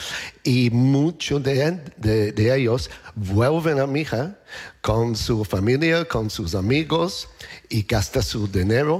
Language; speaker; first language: Spanish; non-native, learner; English